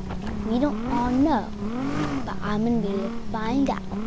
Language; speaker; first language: English; native; English